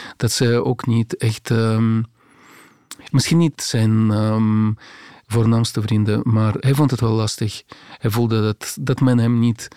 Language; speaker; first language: Dutch; non-native, fluent; Russian